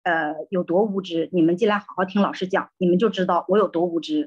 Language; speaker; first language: Chinese; native; Chinese